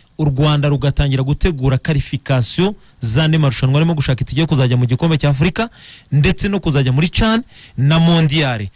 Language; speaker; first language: Kinyarwanda; native; Kinyarwanda